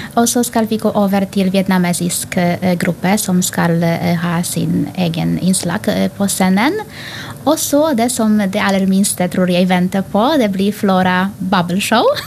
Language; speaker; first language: Norwegian; non-native, fluent; Filipino